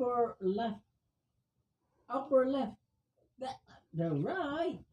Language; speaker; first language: English; non-native, learner; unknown